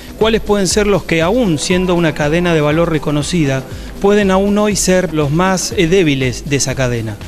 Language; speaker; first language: Spanish; native; Spanish